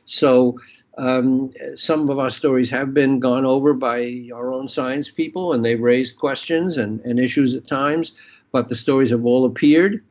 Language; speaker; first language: English; native; English